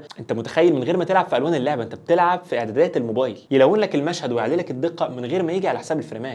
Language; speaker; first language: Arabic; native; Arabic